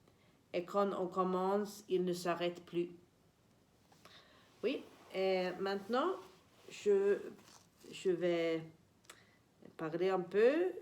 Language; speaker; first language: French; non-native, learner; Swedish